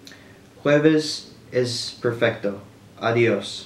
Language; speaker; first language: Spanish; non-native, learner; English